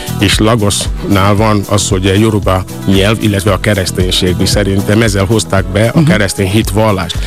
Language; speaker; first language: Hungarian; non-native, fluent; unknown